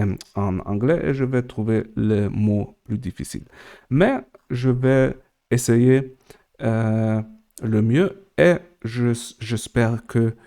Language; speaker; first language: French; non-native, learner; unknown